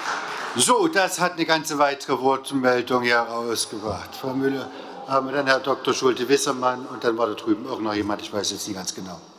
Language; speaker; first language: German; native; German